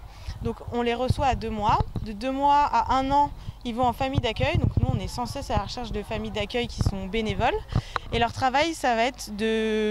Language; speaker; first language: French; native; French